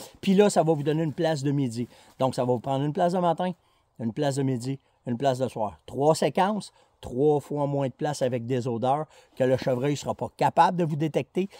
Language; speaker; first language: French; native; French